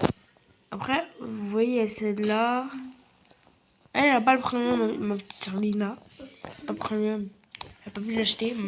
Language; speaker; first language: French; native; French